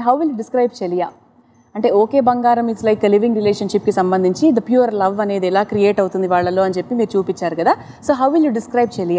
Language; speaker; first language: Telugu; native; Telugu